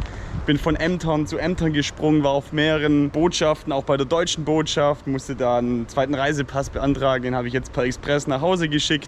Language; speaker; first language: German; native; German